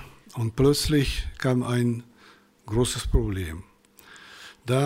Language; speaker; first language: German; non-native, fluent; Russian